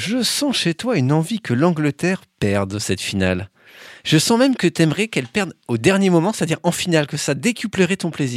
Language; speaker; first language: French; native; French